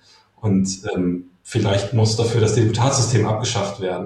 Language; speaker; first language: German; native; German